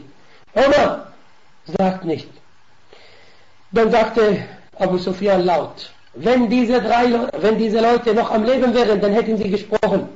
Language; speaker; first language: German; non-native, fluent; Arabic